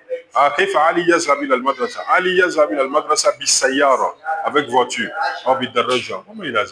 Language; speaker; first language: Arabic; non-native, fluent; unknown